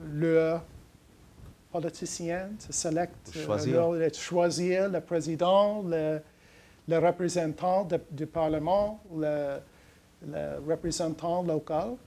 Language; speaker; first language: French; non-native, learner; English